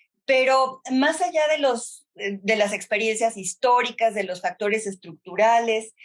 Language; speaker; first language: Spanish; native; Spanish